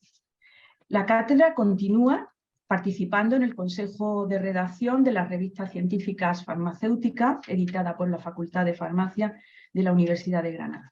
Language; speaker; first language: Spanish; native; Spanish